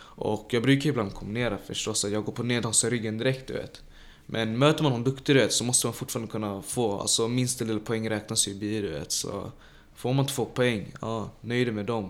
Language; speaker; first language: Swedish; early bilingual, other home language; Tajik